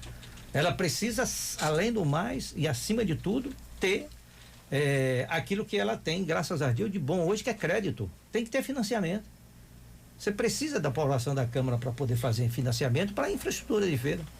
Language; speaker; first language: Portuguese; native; Portuguese